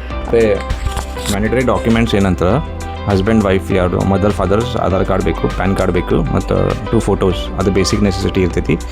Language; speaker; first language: Kannada; early bilingual, heritage; Kannada